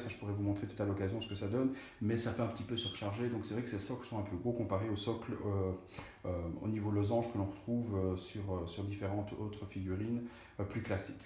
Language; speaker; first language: French; native; French